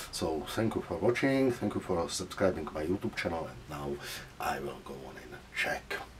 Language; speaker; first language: English; non-native, learner; Czech